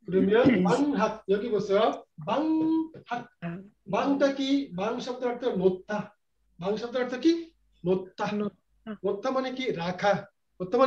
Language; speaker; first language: Korean; non-native, learner; Bangla